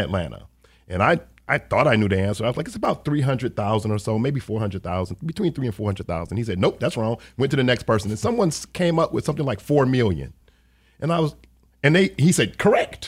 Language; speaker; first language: English; native; English